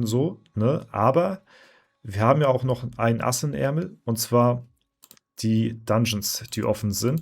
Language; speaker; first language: German; native; German